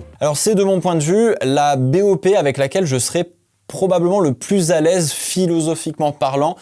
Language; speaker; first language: French; native; French